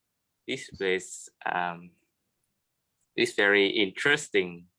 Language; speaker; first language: English; non-native, learner; Vietnamese